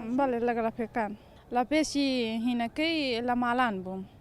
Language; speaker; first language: Central Kurdish; non-native, learner; Nepali